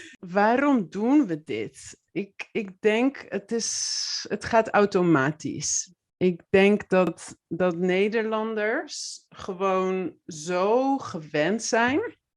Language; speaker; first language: Dutch; native; Dutch